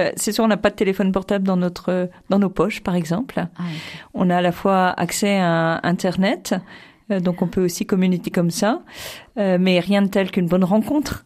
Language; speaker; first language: French; native; French